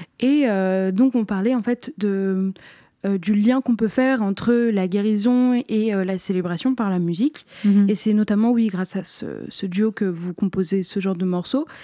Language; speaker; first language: French; native; French